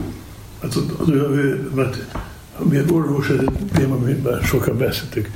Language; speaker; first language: Hungarian; non-native, learner; German